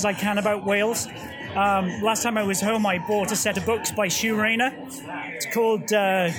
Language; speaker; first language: English; native; English